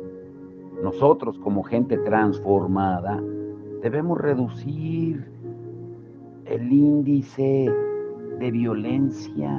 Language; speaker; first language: Spanish; native; Spanish